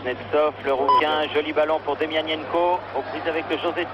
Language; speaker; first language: French; native; French